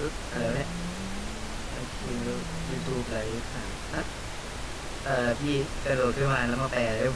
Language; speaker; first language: Thai; native; Thai